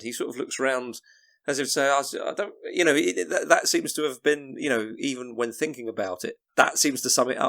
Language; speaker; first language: English; native; English